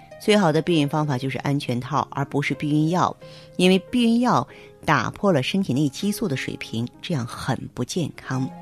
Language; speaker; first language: Chinese; native; Chinese